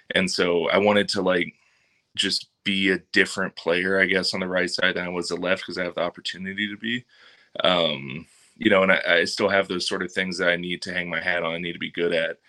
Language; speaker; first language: English; native; English